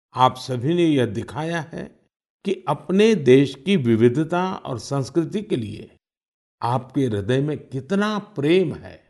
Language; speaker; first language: Hindi; native; Hindi